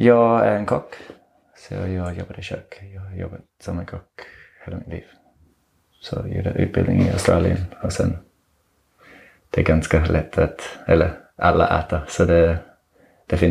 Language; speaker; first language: Swedish; non-native, fluent; English